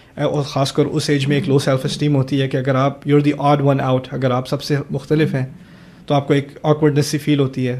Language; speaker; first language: Urdu; early bilingual, heritage; German